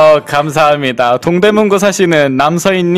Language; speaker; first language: Korean; native; Korean